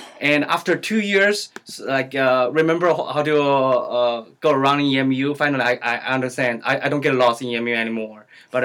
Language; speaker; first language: English; non-native, learner; Chinese